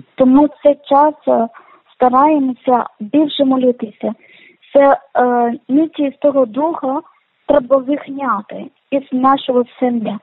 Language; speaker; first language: Ukrainian; non-native, learner; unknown